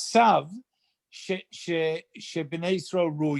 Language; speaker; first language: Hebrew; non-native, fluent; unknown